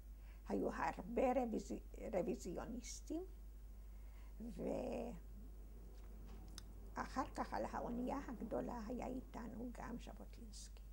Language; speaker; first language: Hebrew; early bilingual, other home language; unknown